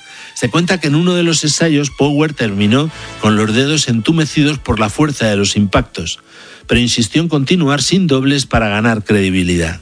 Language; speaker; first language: Spanish; native; Spanish